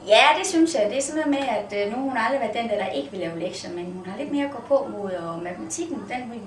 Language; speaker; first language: Danish; native; Danish